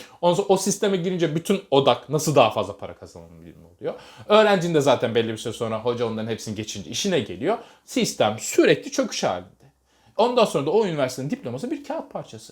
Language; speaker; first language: Turkish; native; Turkish